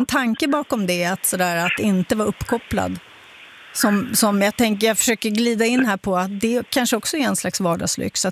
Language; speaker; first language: Swedish; native; Swedish